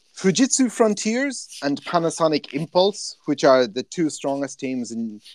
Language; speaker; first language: English; native; English